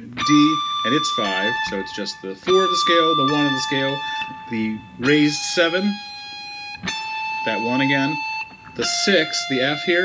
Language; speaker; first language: English; native; English